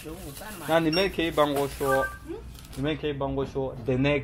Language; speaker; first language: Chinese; non-native, learner; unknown